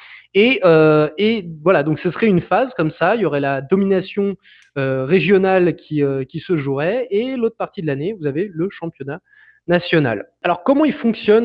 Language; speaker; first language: French; native; French